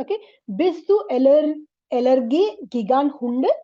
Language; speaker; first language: German; non-native, learner; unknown